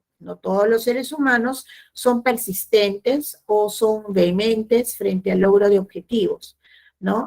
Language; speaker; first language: Spanish; native; Spanish